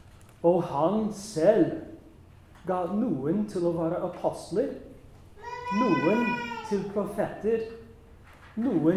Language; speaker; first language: Norwegian; non-native, fluent; English